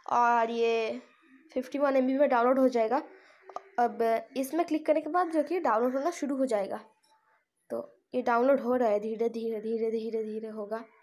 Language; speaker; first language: Hindi; non-native, local second language; Bangla